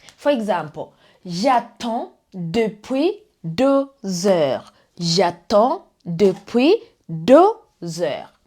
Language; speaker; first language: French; non-native, fluent; English